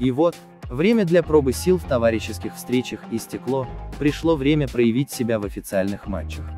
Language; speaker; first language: Russian; native; Russian